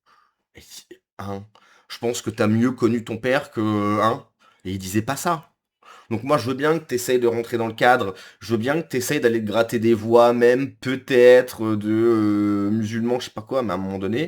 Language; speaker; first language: French; native; French